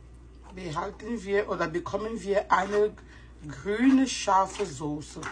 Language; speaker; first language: German; non-native, fluent; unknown